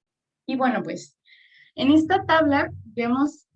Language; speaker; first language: Spanish; native; Spanish